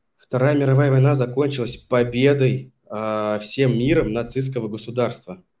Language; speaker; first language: Russian; native; Russian